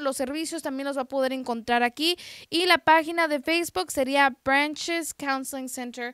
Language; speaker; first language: Spanish; native; Spanish